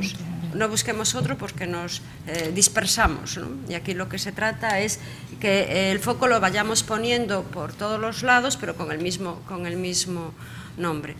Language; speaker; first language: Spanish; native; Spanish